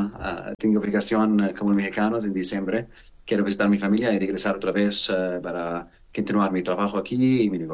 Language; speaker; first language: Spanish; non-native, learner; Arabic